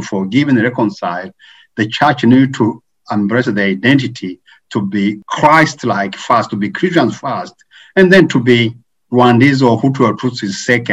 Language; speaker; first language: English; non-native, local second language; Kinyarwanda